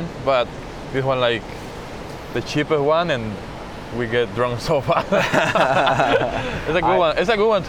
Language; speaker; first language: English; non-native, learner; Spanish